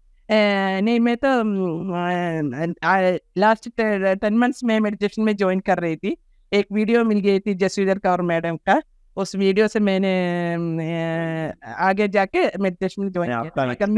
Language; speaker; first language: Hindi; non-native, local second language; Malayalam